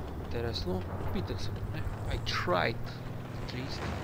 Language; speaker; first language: English; non-native, learner; Bulgarian